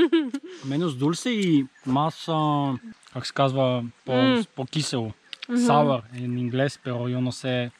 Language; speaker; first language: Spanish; non-native, learner; Bulgarian